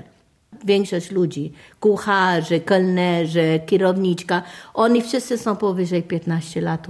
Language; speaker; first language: Polish; non-native, fluent; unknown